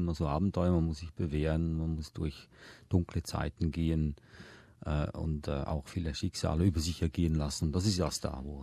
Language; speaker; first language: German; native; German